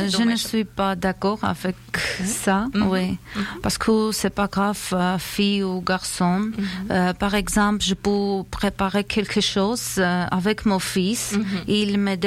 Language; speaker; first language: French; non-native, learner; Armenian